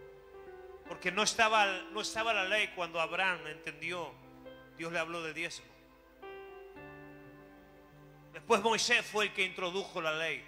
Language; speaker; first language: Spanish; native; Spanish